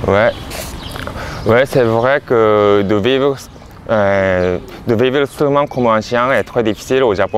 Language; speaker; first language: French; non-native, fluent; Japanese